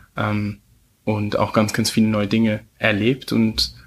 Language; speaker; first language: German; early bilingual, heritage; German